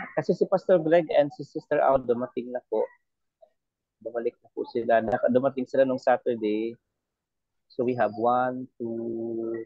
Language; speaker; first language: Filipino; non-native, local second language; Cebuano